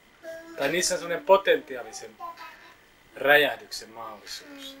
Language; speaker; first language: Finnish; native; Finnish